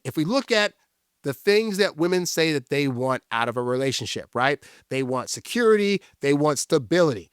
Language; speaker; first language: English; native; English